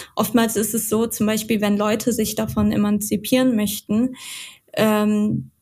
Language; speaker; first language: German; native; German